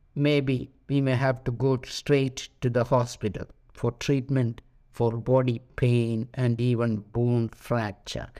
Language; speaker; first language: English; non-native, local second language; Malayalam